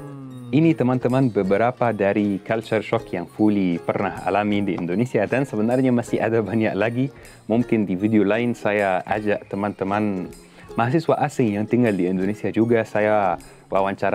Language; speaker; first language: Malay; non-native, fluent; Arabic